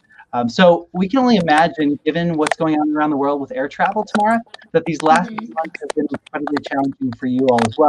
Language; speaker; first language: English; native; English